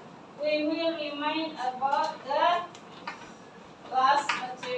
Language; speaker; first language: English; non-native, learner; Indonesian